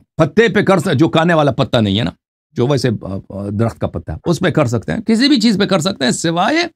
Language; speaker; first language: Urdu; native; Urdu